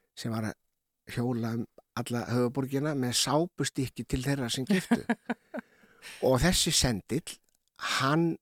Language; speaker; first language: Icelandic; native; Icelandic